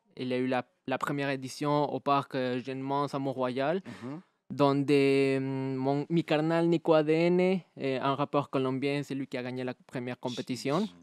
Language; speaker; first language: French; non-native, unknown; Spanish